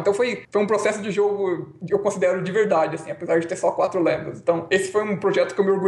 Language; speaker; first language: Portuguese; native; Portuguese